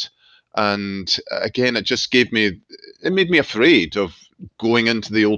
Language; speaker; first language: English; native; English